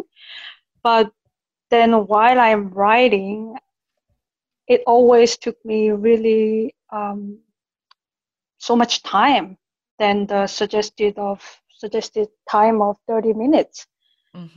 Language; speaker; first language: English; non-native, fluent; Korean